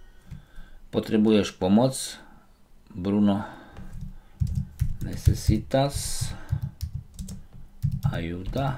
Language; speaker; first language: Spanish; non-native, fluent; Slovak